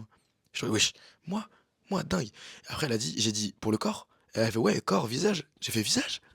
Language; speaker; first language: French; native; French